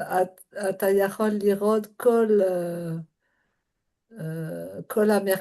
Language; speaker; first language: Hebrew; non-native, learner; French